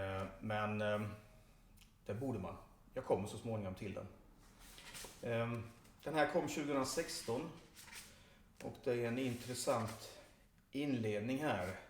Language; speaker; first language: Swedish; native; Swedish